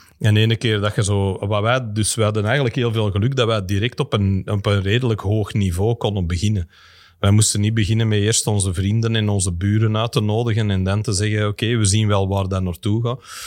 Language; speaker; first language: Dutch; non-native, local second language; English